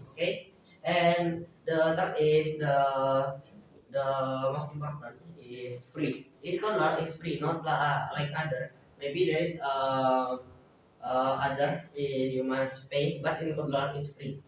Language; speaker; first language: English; non-native, learner; Indonesian